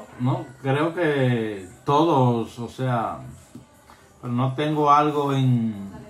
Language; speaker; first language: Spanish; native; Spanish